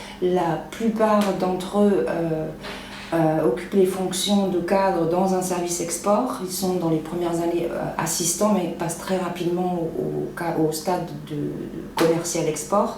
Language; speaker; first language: French; native; French